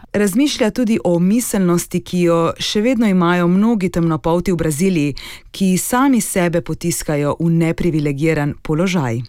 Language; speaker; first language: Slovenian; native; Slovenian